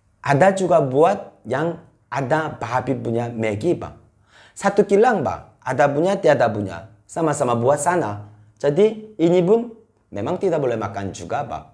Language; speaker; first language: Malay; non-native, fluent; Korean